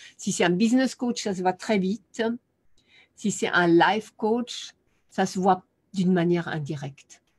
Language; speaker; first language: French; non-native, fluent; German